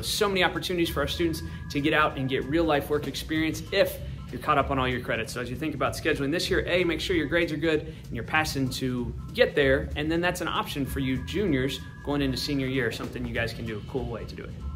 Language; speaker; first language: English; native; English